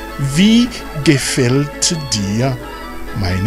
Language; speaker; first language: German; non-native, learner; Rundi